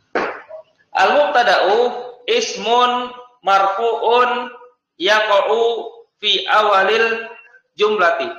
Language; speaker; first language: Arabic; non-native, fluent; Indonesian